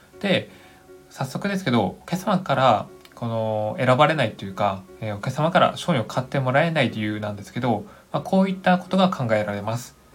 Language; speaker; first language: Japanese; native; Japanese